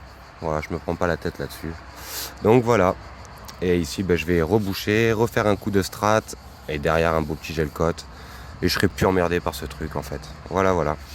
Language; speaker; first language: French; native; French